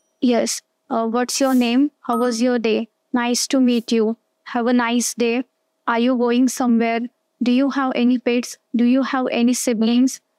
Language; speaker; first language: English; non-native, learner; Marathi